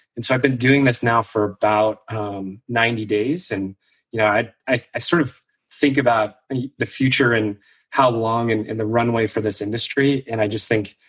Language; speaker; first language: English; native; English